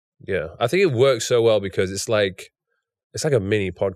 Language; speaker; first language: English; native; English